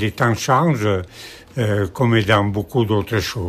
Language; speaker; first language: French; non-native, fluent; Italian